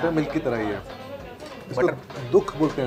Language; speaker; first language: Hindi; native; Hindi